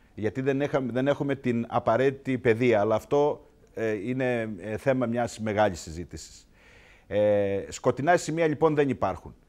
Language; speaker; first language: Greek; native; Greek